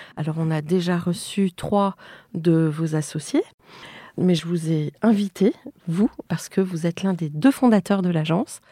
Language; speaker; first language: French; native; French